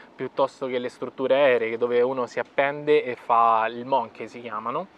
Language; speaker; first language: Italian; native; Italian